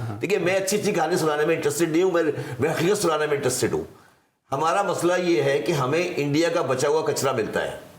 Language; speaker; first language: Urdu; native; Urdu